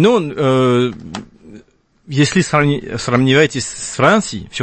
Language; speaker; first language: Russian; non-native, fluent; French